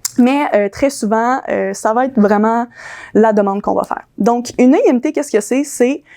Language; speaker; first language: French; early bilingual, other home language; English